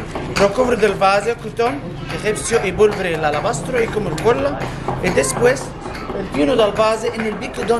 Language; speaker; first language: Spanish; non-native, learner; Arabic